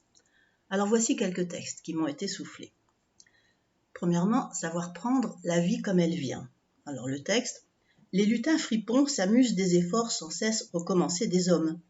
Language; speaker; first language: French; native; French